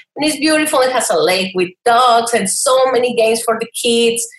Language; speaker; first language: English; non-native, fluent; Spanish